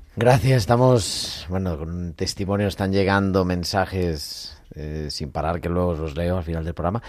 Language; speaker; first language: Spanish; native; Spanish